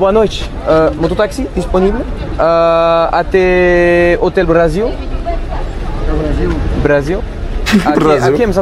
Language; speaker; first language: Portuguese; non-native, learner; French